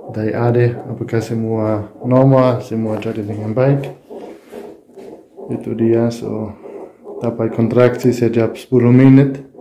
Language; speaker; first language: Indonesian; non-native, fluent; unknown